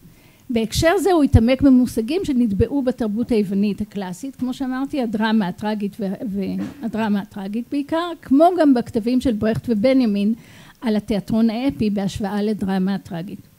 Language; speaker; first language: Hebrew; native; Hebrew